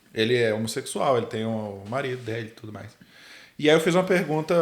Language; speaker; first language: Portuguese; native; Portuguese